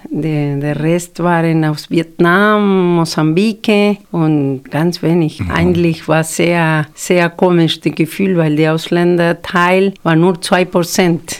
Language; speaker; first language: German; non-native, fluent; Spanish